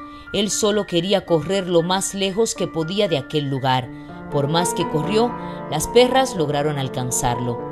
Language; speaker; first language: Spanish; native; Spanish